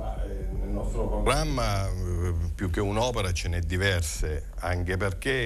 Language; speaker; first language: Italian; native; Italian